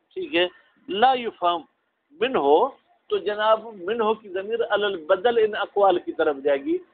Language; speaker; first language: Urdu; non-native, local second language; Sindhi